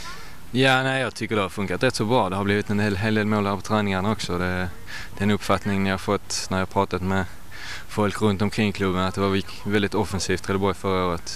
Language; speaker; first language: Swedish; native; Swedish